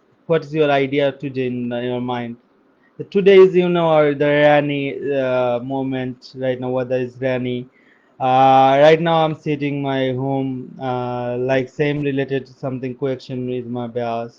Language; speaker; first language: English; non-native, local second language; Sylheti